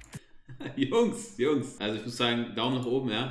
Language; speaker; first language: German; native; German